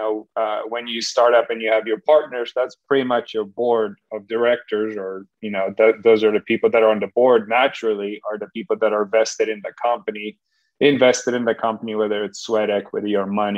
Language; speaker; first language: English; non-native, fluent; Polish